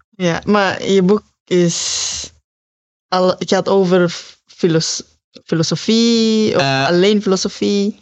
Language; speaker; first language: Dutch; non-native, learner; Filipino